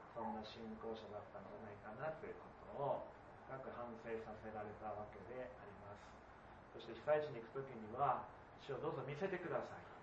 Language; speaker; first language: Japanese; native; Japanese